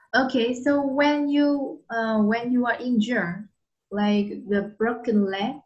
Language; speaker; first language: English; non-native, fluent; Vietnamese